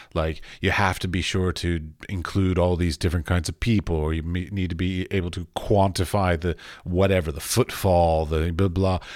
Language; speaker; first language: English; early bilingual, other home language; Finnish